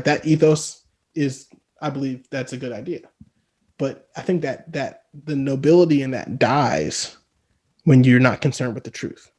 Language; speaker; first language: English; native; English